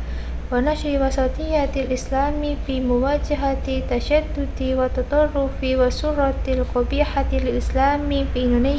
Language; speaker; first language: Arabic; non-native, learner; Indonesian